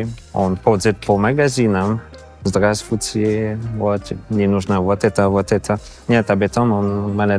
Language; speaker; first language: Russian; non-native, fluent; English